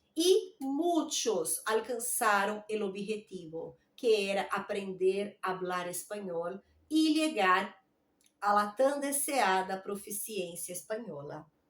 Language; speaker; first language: Spanish; non-native, fluent; Portuguese